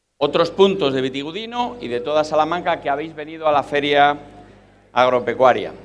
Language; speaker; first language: Spanish; native; Spanish